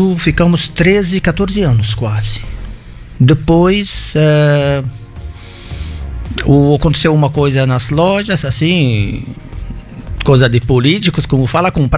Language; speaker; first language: Portuguese; non-native, fluent; Arabic